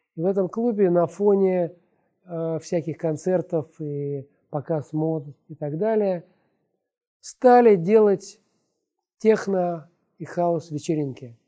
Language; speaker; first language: Russian; native; Russian